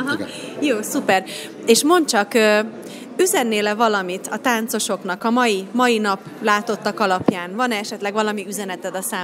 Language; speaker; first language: Hungarian; native; Hungarian